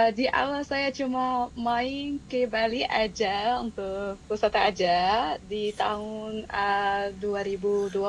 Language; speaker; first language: Indonesian; non-native, fluent; Arabic